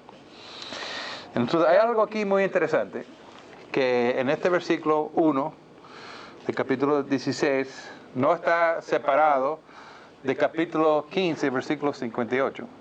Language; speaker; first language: Spanish; non-native, fluent; English